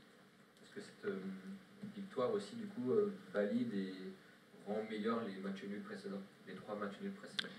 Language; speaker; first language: French; native; French